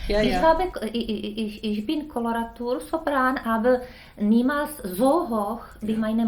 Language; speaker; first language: German; non-native, learner; Czech